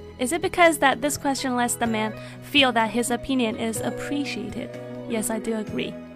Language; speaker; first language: English; non-native, fluent; Chinese